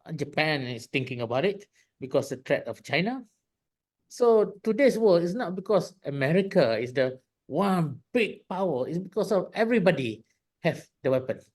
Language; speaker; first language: English; non-native, local second language; Malay